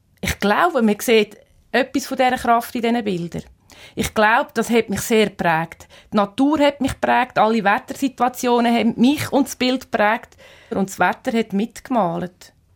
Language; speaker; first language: German; native; German